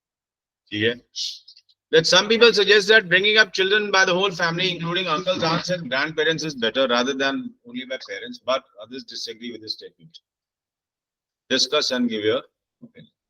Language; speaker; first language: English; non-native, local second language; Hindi